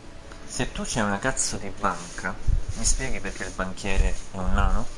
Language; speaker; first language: Italian; native; Italian